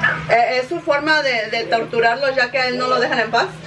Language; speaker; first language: Spanish; early bilingual, heritage; Spanish